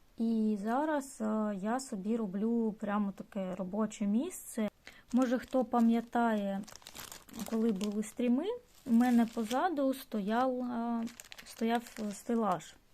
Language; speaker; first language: Ukrainian; non-native, local second language; Russian